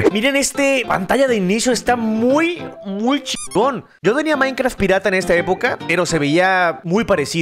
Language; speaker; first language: Spanish; native; Spanish